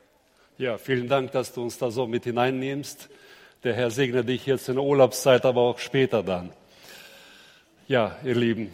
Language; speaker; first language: German; native; German